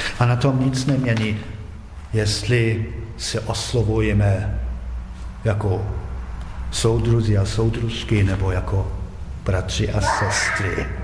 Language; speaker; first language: Czech; non-native, fluent; German